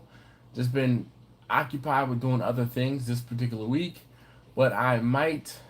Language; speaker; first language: English; native; English